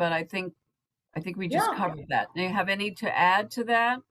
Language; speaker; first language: English; native; English